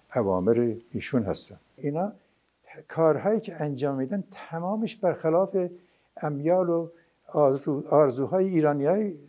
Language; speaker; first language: Persian; non-native, local second language; Azerbaijani